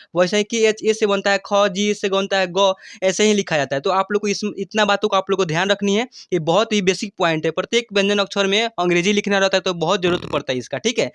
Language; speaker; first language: Hindi; native; Hindi